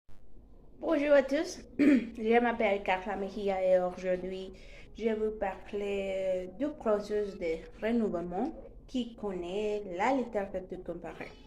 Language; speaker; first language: French; non-native, learner; Spanish